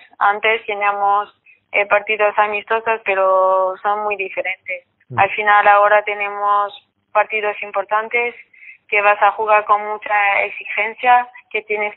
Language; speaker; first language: Spanish; non-native, fluent; French